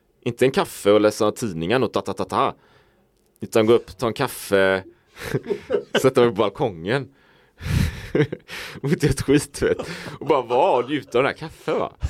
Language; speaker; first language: Swedish; native; Swedish